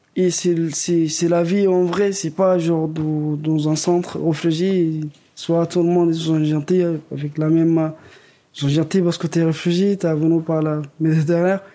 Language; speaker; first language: French; non-native, learner; Arabic